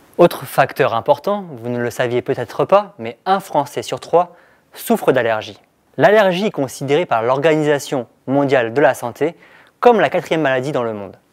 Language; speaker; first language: French; native; French